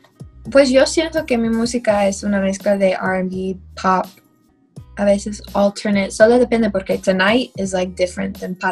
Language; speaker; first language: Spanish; non-native, learner; English